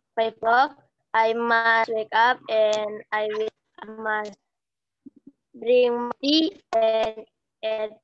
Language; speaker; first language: English; non-native, learner; Indonesian